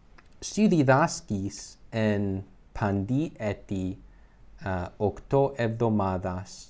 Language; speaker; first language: Greek; non-native, learner; English